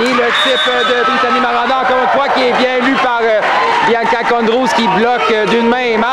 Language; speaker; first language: French; native; French